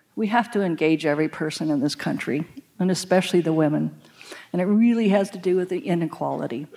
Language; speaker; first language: English; native; English